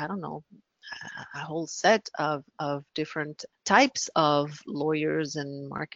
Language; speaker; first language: English; non-native, local second language; French